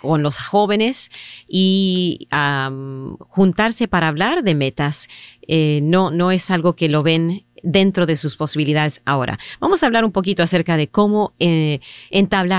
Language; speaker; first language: Spanish; early bilingual, heritage; Spanish